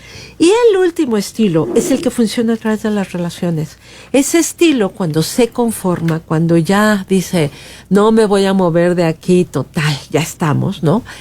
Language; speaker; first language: Spanish; native; Spanish